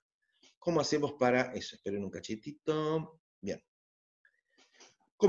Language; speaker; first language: Spanish; native; Spanish